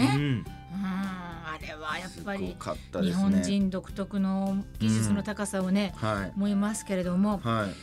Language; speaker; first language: Japanese; native; Japanese